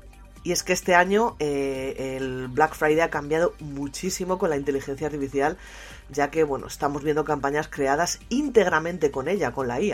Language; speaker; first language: Spanish; native; Spanish